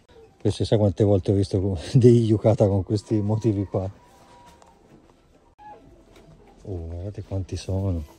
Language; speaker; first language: Italian; native; Italian